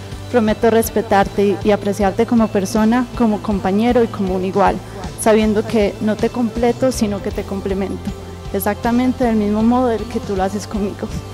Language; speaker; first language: Spanish; native; Spanish